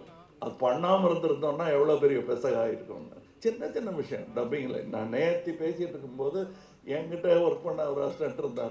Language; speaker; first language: Tamil; native; Tamil